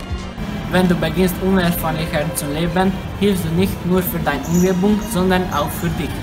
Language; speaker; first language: German; non-native, learner; Hungarian